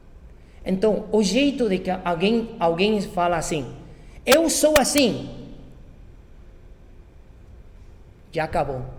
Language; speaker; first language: Portuguese; non-native, fluent; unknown